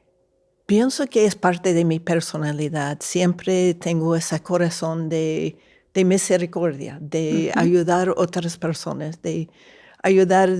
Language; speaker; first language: Spanish; non-native, fluent; English